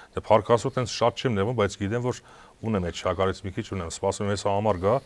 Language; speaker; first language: Armenian; native; Armenian